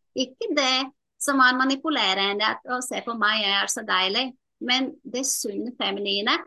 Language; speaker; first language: Norwegian; non-native, fluent; Latvian